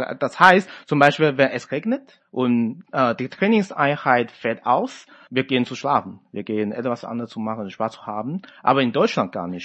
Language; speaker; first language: German; non-native, fluent; Chinese